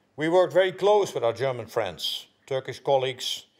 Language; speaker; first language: English; non-native, fluent; Dutch